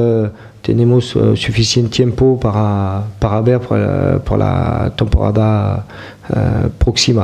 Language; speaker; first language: Spanish; non-native, fluent; French